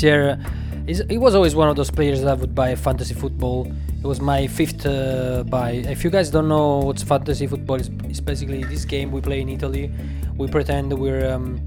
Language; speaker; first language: English; non-native, fluent; Italian